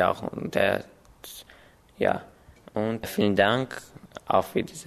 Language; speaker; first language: German; non-native, learner; Armenian